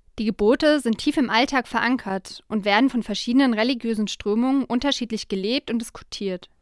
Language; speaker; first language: German; native; German